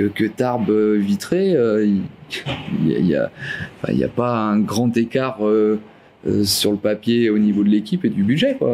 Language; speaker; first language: French; native; French